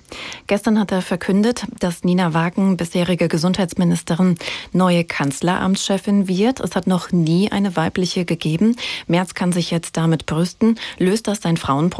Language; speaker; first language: German; native; German